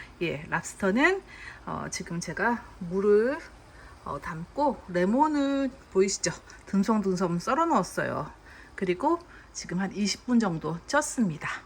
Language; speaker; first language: Korean; native; Korean